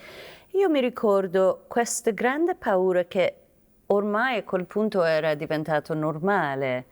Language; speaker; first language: Italian; non-native, fluent; Persian